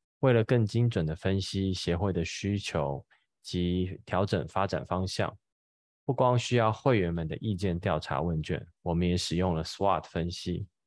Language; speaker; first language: Chinese; native; Chinese